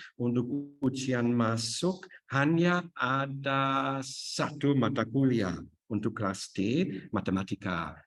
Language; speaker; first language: Indonesian; non-native, fluent; German